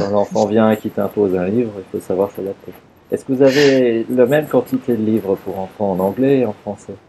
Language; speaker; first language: French; native; French